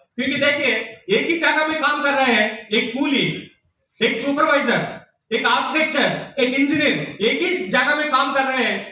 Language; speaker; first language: Hindi; non-native, local second language; Telugu